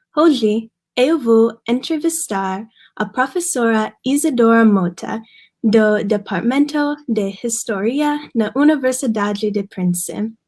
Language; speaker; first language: Portuguese; non-native, learner; English